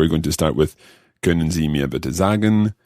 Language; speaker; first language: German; non-native, learner; English